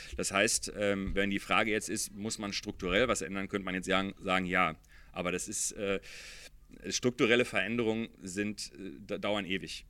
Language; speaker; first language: German; early bilingual, other home language; Arabic